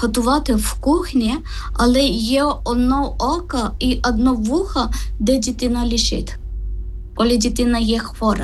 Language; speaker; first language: Ukrainian; non-native, learner; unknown